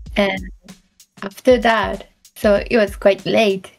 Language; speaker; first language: English; non-native, learner; Japanese